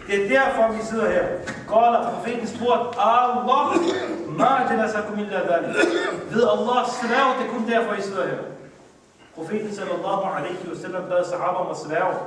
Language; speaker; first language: Danish; early bilingual, other home language; Urdu